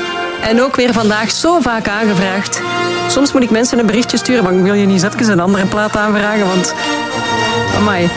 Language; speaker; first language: Dutch; native; Dutch